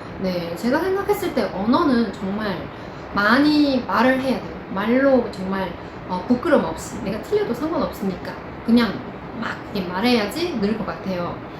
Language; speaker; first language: Korean; non-native, fluent; Chinese